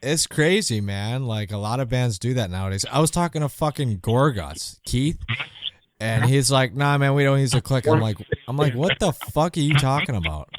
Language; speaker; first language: English; native; English